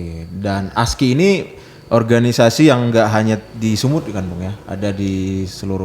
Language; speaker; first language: Indonesian; native; Indonesian